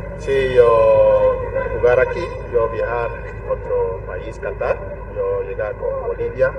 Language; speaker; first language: Spanish; non-native, learner; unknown